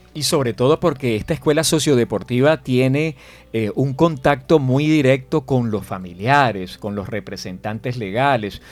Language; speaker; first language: Spanish; native; Spanish